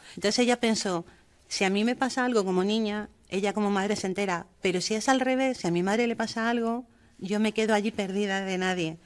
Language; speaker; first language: Spanish; early bilingual, heritage; German